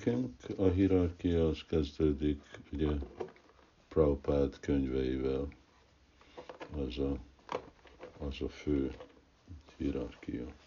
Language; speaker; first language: Hungarian; early bilingual, heritage; Hungarian